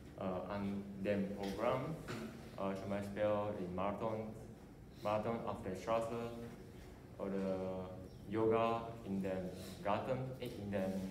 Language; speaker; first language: German; non-native, learner; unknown